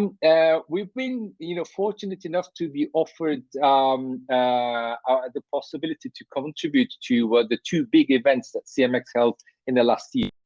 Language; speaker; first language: English; non-native, fluent; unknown